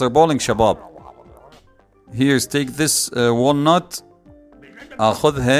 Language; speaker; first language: Arabic; native; Arabic